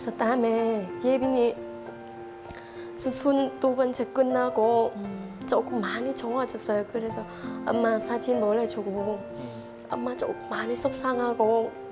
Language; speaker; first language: Korean; non-native, learner; Vietnamese